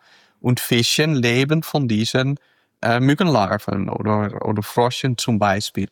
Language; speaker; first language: German; non-native, fluent; Dutch